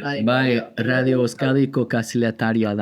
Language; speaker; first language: Basque; non-native, learner; English